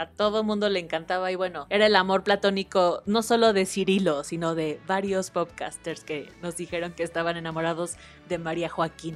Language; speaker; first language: Spanish; native; Spanish